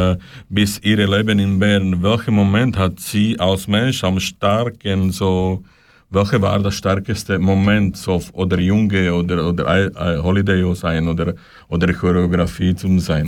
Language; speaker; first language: German; non-native, learner; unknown